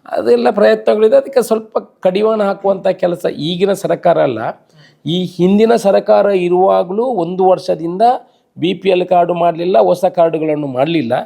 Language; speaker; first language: Kannada; non-native, local second language; Tulu